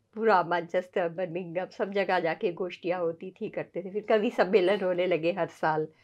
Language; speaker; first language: Hindi; native; Hindi